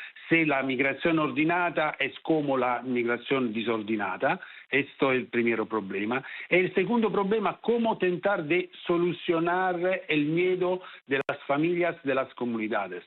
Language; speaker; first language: Spanish; non-native, fluent; Italian